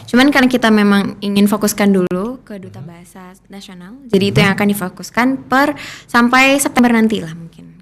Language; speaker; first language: Indonesian; early bilingual, heritage; Indonesian